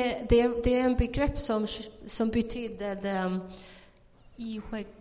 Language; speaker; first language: Swedish; non-native, fluent; Chinese